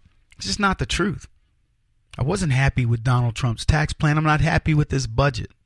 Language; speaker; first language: English; native; English